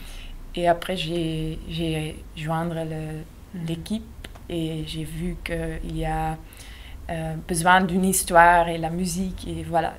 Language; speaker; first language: French; non-native, local second language; Dutch